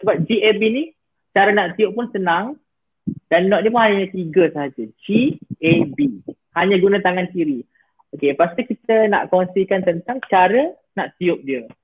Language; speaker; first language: Malay; native; Malay